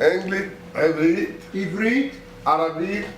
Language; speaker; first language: Hebrew; non-native, local second language; Arabic